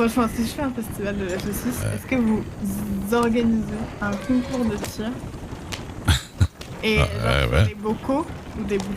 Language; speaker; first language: French; native; French